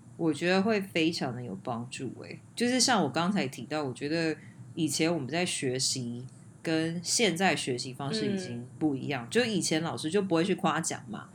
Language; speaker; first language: Chinese; native; Chinese